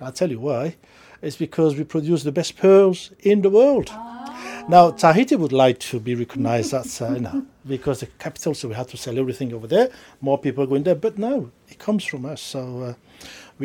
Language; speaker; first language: English; non-native, fluent; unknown